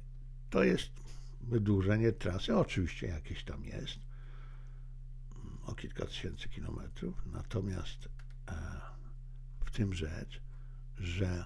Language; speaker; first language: Polish; native; Polish